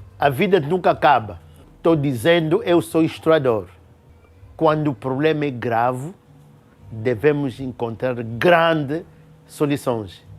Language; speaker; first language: Portuguese; non-native, local second language; Kongo